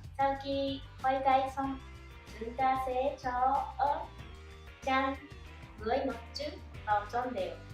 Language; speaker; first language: Vietnamese; non-native, learner; Japanese